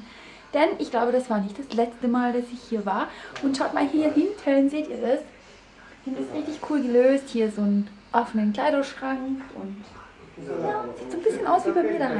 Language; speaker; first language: German; native; German